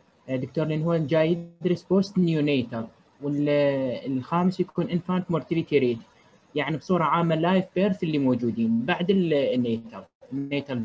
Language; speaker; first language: Arabic; native; Arabic